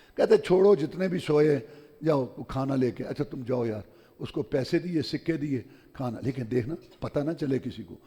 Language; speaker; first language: Urdu; non-native, local second language; Punjabi